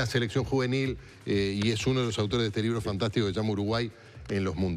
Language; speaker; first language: Spanish; native; Spanish